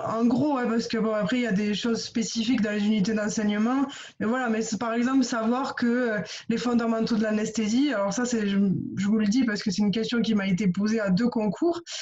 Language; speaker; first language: French; native; French